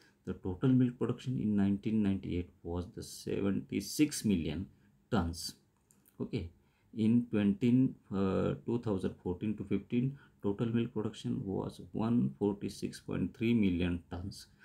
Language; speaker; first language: English; non-native, local second language; Marathi